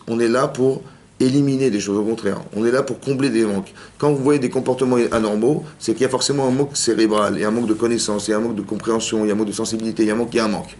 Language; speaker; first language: French; native; French